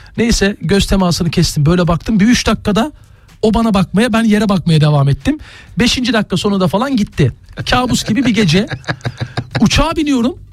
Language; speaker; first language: Turkish; native; Turkish